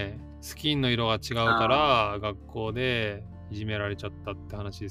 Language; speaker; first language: Japanese; native; Japanese